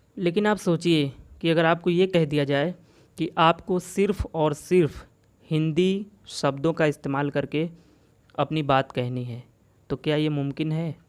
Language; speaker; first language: Hindi; native; Hindi